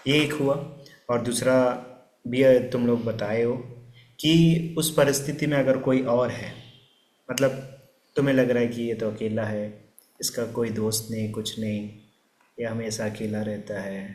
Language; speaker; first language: Hindi; native; Hindi